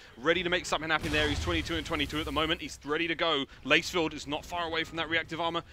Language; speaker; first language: English; native; English